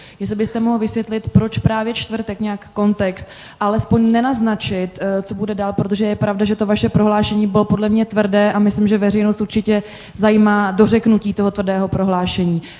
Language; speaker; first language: Czech; native; Czech